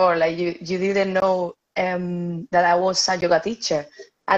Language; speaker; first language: English; non-native, fluent; Spanish